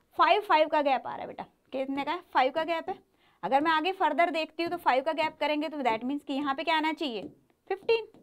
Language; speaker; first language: Hindi; native; Hindi